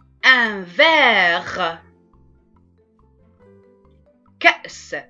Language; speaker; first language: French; non-native, local second language; Arabic